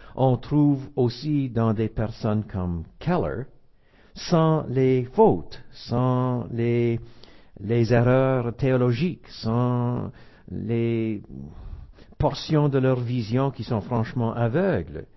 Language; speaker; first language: French; non-native, local second language; English